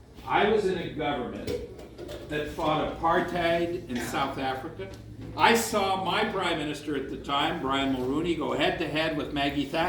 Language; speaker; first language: English; non-native, local second language; French